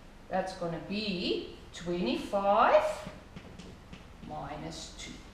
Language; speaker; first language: English; non-native, local second language; Afrikaans